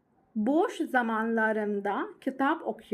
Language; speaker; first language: Turkish; non-native, learner; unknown